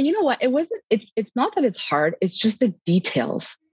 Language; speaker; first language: English; native; English